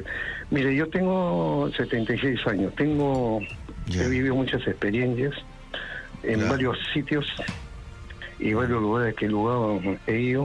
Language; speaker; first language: Spanish; native; Spanish